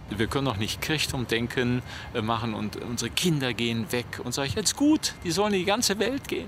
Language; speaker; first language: German; native; German